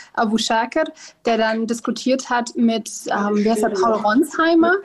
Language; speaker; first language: German; native; German